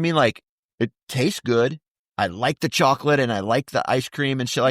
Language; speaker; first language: English; native; English